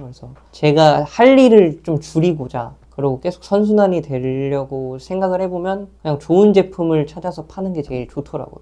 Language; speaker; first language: Korean; native; Korean